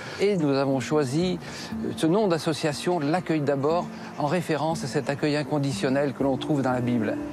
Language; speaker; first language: French; native; French